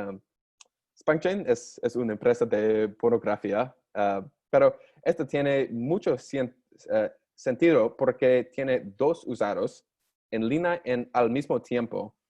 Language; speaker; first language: Spanish; non-native, learner; English